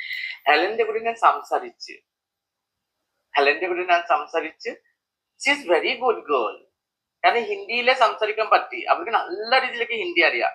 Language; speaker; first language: Malayalam; non-native, learner; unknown